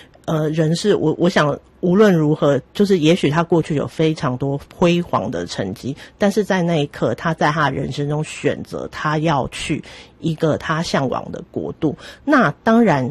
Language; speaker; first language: Chinese; native; Chinese